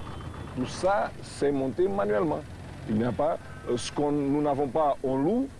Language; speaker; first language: French; non-native, fluent; Portuguese